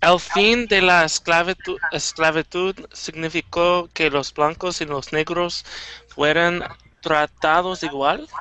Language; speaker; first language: Spanish; non-native, learner; English